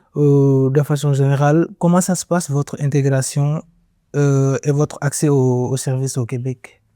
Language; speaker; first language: French; native; French